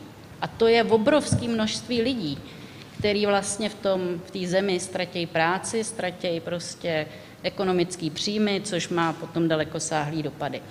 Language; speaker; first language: Czech; native; Czech